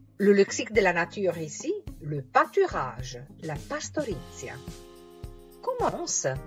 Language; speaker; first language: French; non-native, fluent; Italian